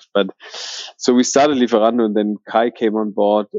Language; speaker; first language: English; non-native, fluent; German